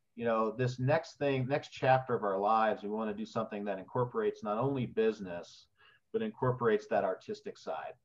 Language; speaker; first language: English; native; English